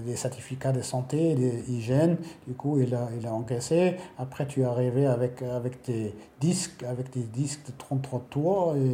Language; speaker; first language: French; non-native, fluent; German